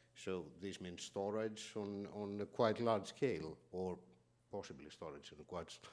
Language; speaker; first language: English; non-native, fluent; Greek